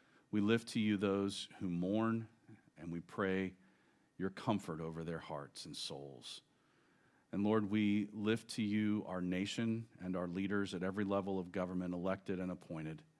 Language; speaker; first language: English; native; English